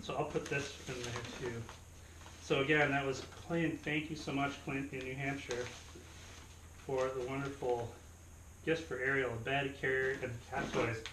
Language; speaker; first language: English; native; English